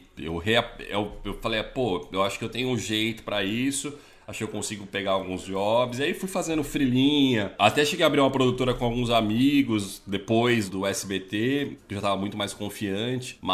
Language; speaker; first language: Portuguese; native; Portuguese